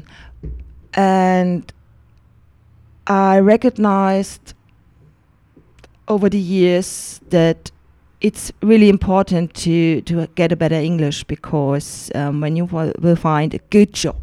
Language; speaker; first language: English; non-native, fluent; German